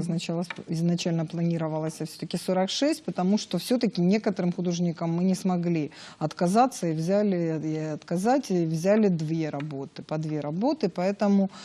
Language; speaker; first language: Russian; native; Russian